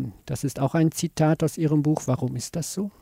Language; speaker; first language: German; native; German